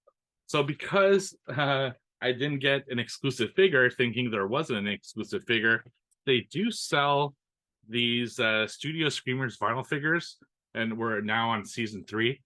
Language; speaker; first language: English; native; English